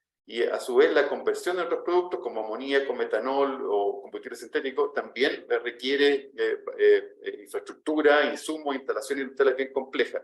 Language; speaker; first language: Spanish; native; Spanish